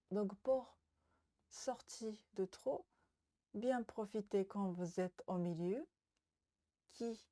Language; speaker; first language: French; non-native, learner; Japanese